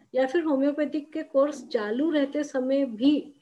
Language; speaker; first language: Hindi; non-native, local second language; Marathi